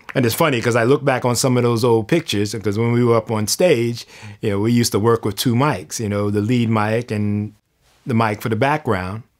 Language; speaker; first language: English; native; English